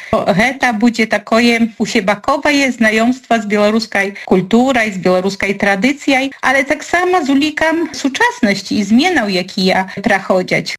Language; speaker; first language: Belarusian; native; Belarusian